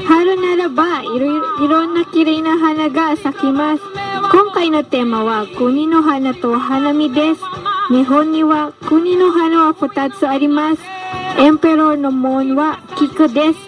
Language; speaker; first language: Japanese; non-native, learner; Filipino